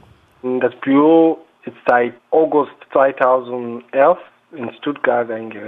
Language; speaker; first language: German; non-native, fluent; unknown